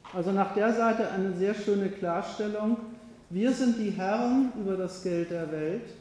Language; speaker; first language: German; native; German